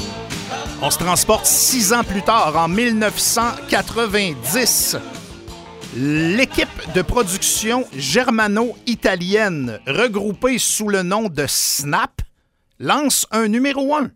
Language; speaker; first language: French; native; French